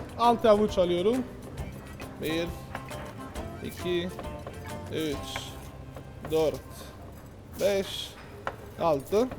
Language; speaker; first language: Turkish; non-native, fluent; Italian